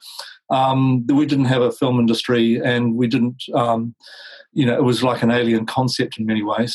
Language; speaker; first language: English; native; English